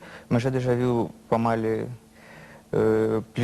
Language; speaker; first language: French; non-native, learner; Russian